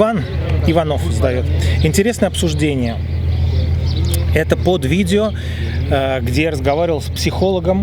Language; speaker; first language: Russian; native; Russian